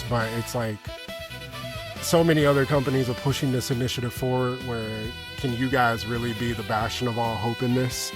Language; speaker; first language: English; native; English